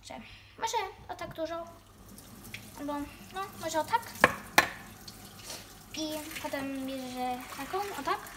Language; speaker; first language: Polish; early bilingual, heritage; Polish